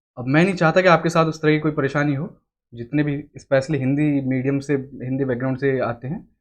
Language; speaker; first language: Hindi; native; Hindi